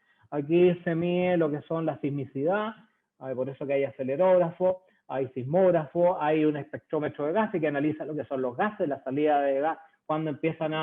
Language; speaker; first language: Spanish; native; Spanish